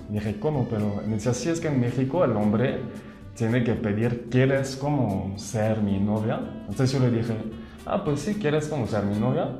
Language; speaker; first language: Spanish; non-native, fluent; French